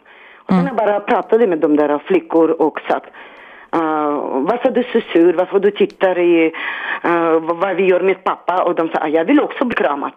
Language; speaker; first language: Swedish; non-native, learner; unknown